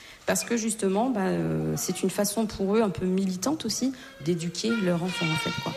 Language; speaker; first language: French; native; French